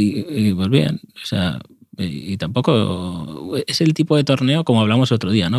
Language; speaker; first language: Spanish; native; Spanish